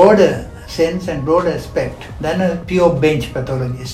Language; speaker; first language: English; non-native, local second language; Sinhala